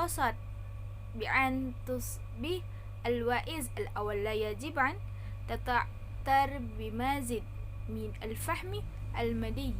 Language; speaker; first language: Arabic; non-native, learner; Indonesian